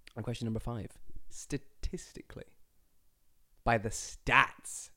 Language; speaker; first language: English; native; English